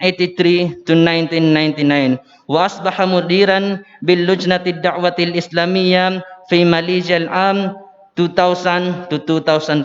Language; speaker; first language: Arabic; non-native, fluent; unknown